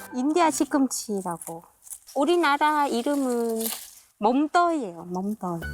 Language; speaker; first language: Korean; non-native, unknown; Vietnamese